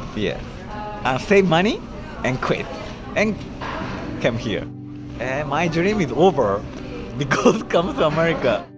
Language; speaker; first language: English; non-native, fluent; Japanese